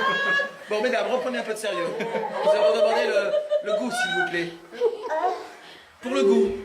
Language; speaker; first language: French; native; French